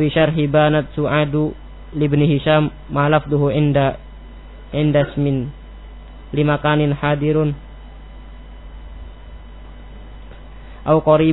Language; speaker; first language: Arabic; non-native, learner; Indonesian